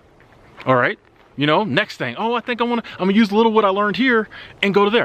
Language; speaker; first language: English; native; English